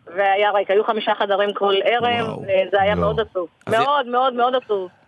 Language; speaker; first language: Hebrew; non-native, fluent; Russian